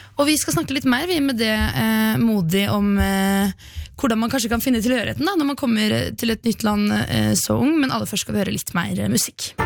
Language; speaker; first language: Norwegian; native; Norwegian